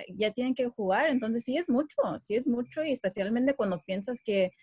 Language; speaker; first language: Spanish; early bilingual, heritage; Spanish